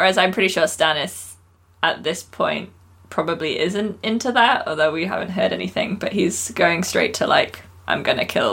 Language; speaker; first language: English; native; English